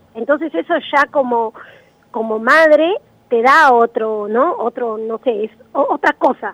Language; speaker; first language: Spanish; native; Spanish